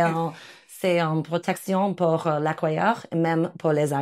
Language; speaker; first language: French; non-native, fluent; English